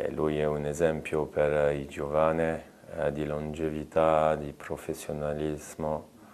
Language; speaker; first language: Italian; non-native, fluent; French